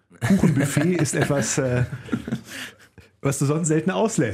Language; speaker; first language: German; native; German